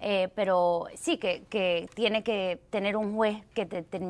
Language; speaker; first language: Spanish; early bilingual, heritage; Spanish